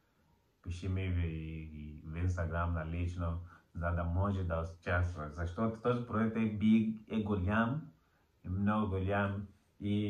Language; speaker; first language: Bulgarian; non-native, learner; Portuguese